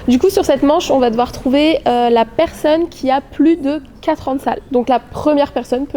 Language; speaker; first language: French; native; French